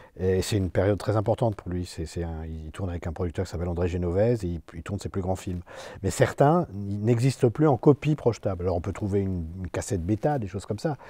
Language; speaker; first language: French; native; French